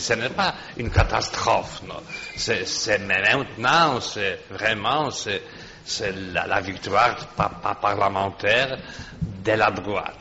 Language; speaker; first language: French; non-native, fluent; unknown